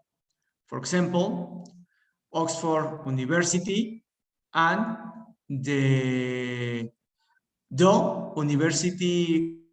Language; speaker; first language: English; non-native, learner; Spanish